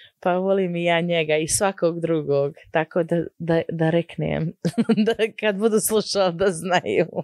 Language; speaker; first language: Croatian; early bilingual, heritage; Bosnian